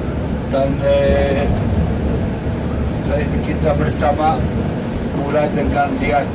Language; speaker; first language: Indonesian; non-native, learner; Hebrew